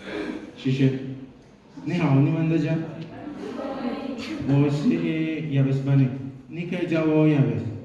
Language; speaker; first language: Chinese; non-native, learner; Indonesian